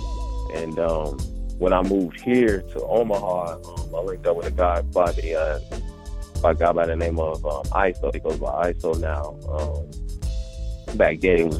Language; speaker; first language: English; native; English